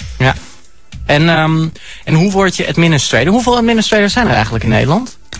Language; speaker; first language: Dutch; native; Dutch